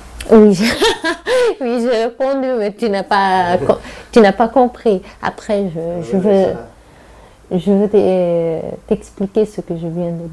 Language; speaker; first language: French; non-native, local second language; Arabic